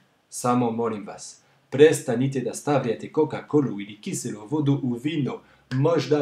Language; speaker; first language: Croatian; non-native, fluent; French